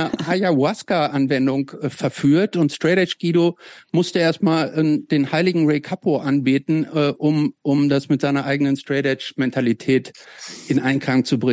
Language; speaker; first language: German; native; German